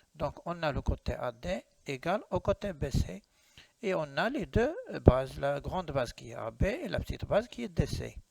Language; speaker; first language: French; non-native, local second language; Arabic